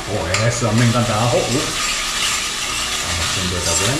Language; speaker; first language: Spanish; non-native, learner; Japanese